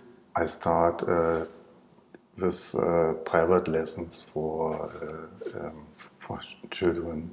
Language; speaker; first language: English; non-native, learner; German